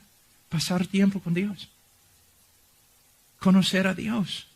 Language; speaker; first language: Spanish; non-native, fluent; English